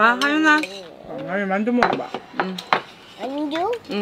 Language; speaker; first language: Korean; native; Korean